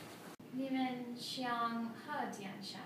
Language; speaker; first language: Chinese; non-native, learner; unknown